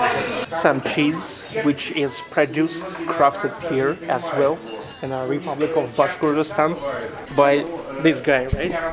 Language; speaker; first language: English; non-native, fluent; Russian